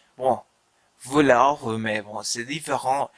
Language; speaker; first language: French; non-native, learner; Spanish